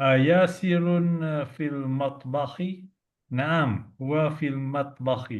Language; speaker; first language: Arabic; non-native, learner; Malay